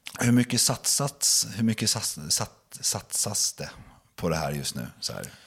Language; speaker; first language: Swedish; native; Swedish